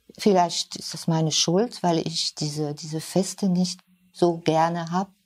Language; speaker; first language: German; non-native, fluent; French